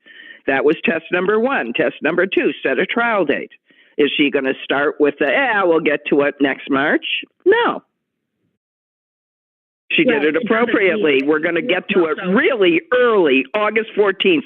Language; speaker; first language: English; native; English